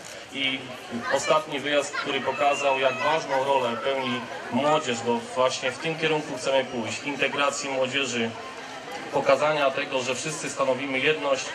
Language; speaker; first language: Polish; native; Polish